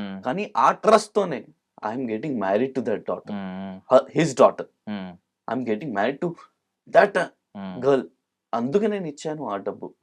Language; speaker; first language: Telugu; non-native, local second language; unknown